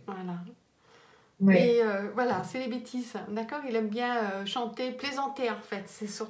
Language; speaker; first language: French; native; French